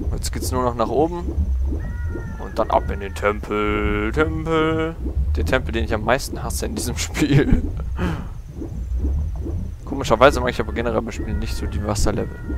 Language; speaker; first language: German; native; German